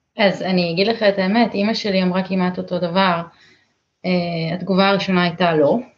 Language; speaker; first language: Hebrew; native; Hebrew